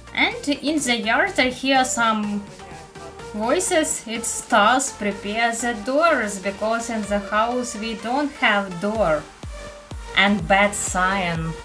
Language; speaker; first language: English; non-native, fluent; Ukrainian